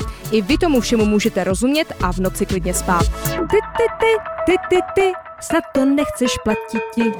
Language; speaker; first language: Czech; native; Czech